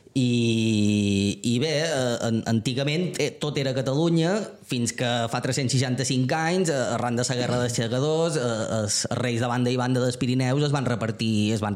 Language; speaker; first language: Catalan; native; Catalan